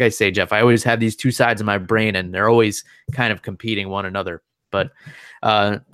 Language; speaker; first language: English; native; English